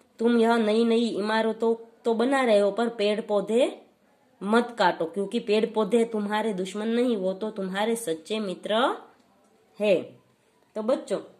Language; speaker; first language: Hindi; non-native, local second language; Gujarati